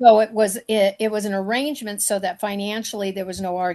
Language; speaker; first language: English; native; English